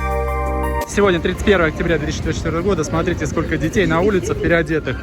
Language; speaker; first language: Russian; native; Russian